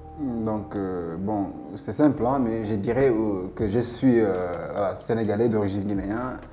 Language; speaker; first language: French; non-native, local second language; Fula